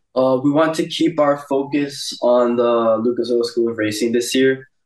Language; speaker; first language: English; early bilingual, other home language; Portuguese